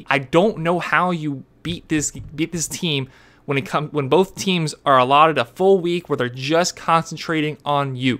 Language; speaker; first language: English; native; English